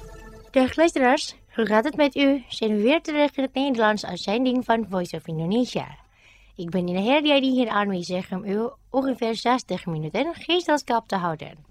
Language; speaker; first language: Dutch; non-native, learner; Indonesian